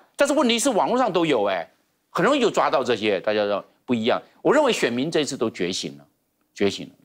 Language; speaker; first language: Chinese; native; Chinese